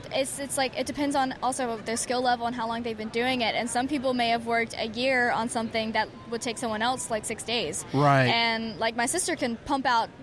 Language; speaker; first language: English; native; English